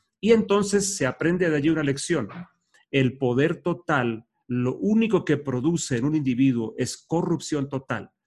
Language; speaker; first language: Spanish; native; Spanish